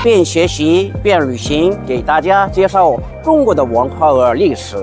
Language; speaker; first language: Chinese; non-native, fluent; Korean